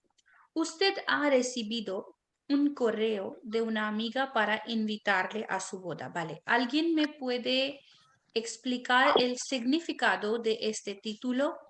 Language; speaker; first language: Spanish; non-native, fluent; Hindi